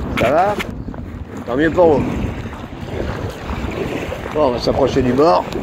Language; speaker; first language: French; native; French